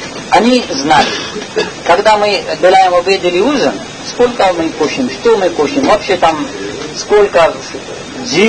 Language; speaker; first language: Russian; non-native, learner; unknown